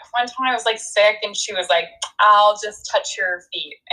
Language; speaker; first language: English; native; English